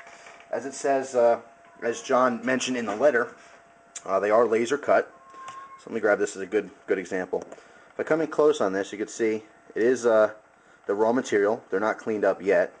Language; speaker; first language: English; native; English